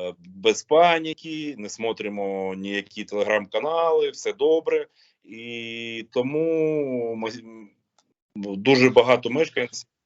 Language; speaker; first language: Ukrainian; non-native, local second language; Russian